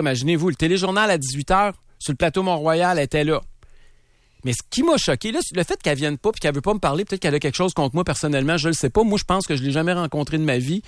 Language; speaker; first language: French; native; French